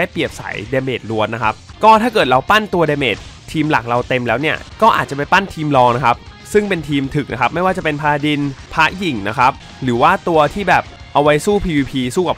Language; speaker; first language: Thai; native; Thai